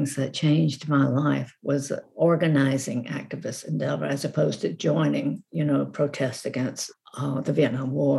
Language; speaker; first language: English; native; English